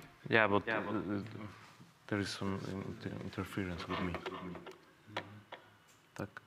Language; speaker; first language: English; non-native, fluent; Spanish